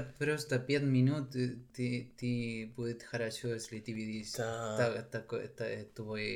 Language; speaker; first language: Russian; non-native, learner; Spanish